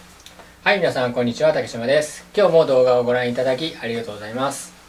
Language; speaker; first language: Japanese; native; Japanese